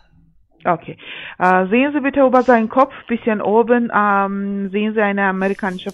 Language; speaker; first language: German; non-native, fluent; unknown